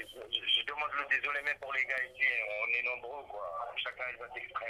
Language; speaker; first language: French; non-native, local second language; Arabic